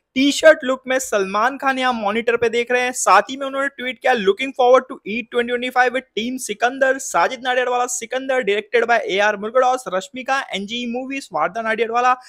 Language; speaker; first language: Hindi; native; Hindi